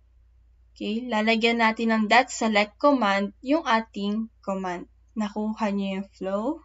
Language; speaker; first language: Filipino; native; Filipino